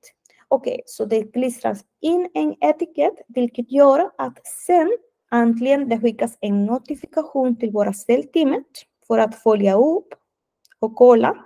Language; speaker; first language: Swedish; non-native, fluent; Spanish